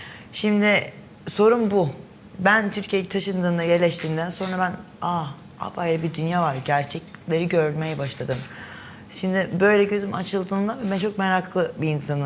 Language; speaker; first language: Turkish; early bilingual, heritage; Turkish